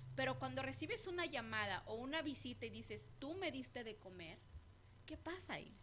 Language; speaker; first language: Spanish; native; Spanish